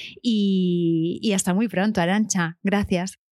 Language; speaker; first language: Spanish; native; Spanish